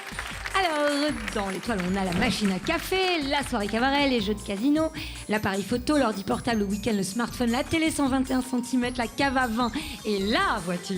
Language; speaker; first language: French; native; French